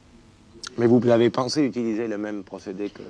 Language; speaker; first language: French; native; French